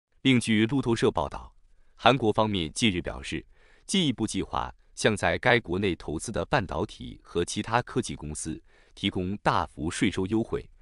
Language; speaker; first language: Chinese; native; Chinese